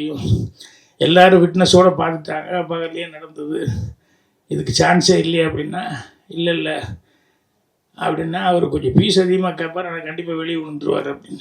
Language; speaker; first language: Tamil; native; Tamil